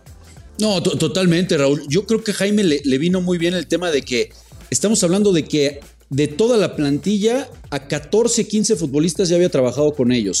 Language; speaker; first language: Spanish; native; Spanish